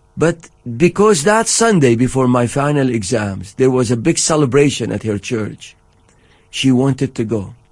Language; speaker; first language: English; non-native, fluent; Arabic